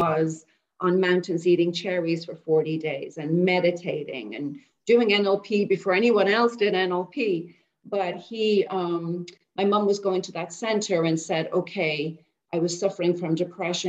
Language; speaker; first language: English; native; English